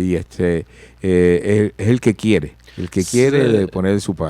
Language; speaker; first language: Spanish; early bilingual, heritage; Spanish